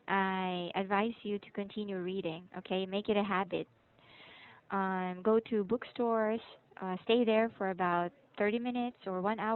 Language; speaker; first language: English; non-native, local second language; Filipino